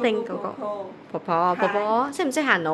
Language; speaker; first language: Chinese; non-native, local second language; Cantonese